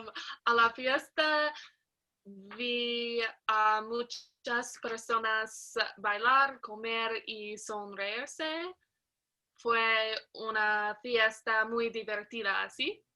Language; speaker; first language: Spanish; non-native, learner; English